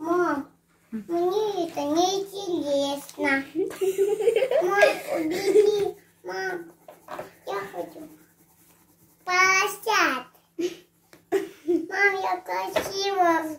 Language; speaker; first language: Russian; early bilingual, other home language; Tajik